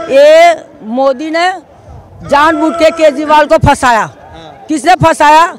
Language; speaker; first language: Hindi; non-native, local second language; Gujarati